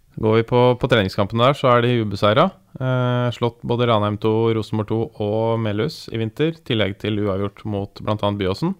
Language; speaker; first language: Norwegian; native; Norwegian